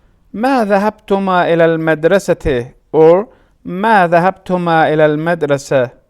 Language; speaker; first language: Arabic; non-native, learner; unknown